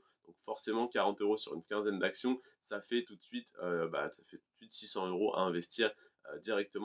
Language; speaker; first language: French; native; French